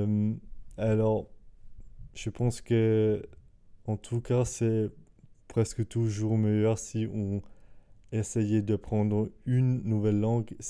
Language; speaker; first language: French; non-native, fluent; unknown